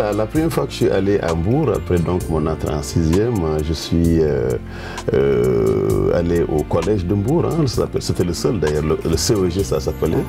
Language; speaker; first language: French; non-native, local second language; Wolof